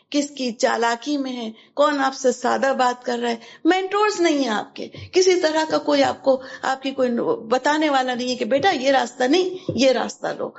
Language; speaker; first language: Urdu; native; Urdu